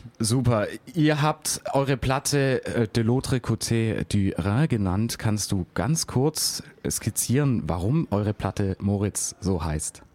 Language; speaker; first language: German; native; German